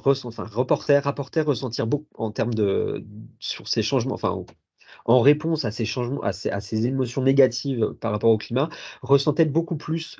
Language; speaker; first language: French; native; French